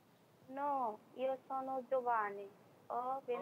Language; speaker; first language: Italian; non-native, learner; Bangla